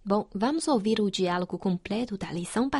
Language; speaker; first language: Portuguese; non-native, fluent; Chinese